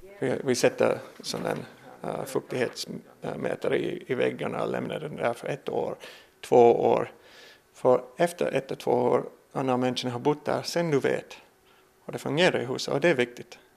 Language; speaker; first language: Swedish; non-native, learner; English